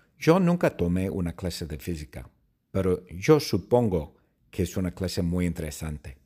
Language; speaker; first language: Spanish; non-native, fluent; English